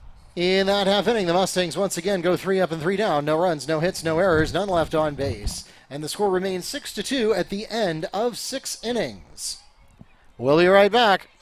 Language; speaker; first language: English; native; English